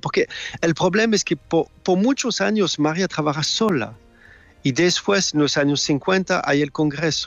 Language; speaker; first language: Spanish; non-native, fluent; French